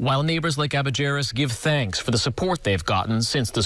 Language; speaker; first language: English; native; English